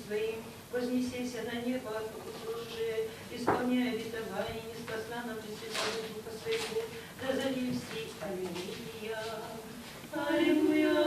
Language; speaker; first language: Russian; native; Russian